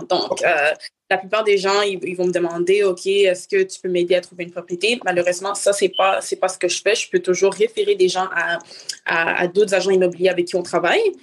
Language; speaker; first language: French; native; French